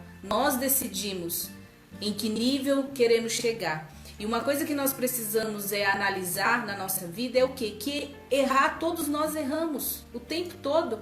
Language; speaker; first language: Portuguese; native; Portuguese